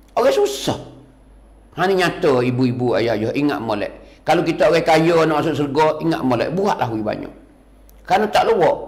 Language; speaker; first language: Malay; native; Malay